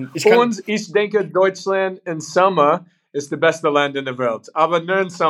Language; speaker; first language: German; non-native, learner; English